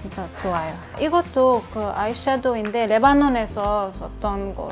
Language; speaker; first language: Korean; non-native, learner; Arabic